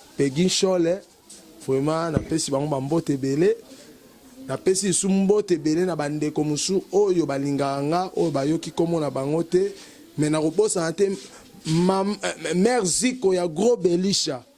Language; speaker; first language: Lingala; native; Lingala